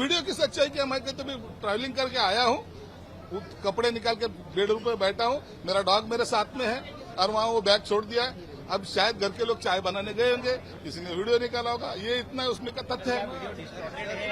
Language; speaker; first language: Hindi; non-native, local second language; Marathi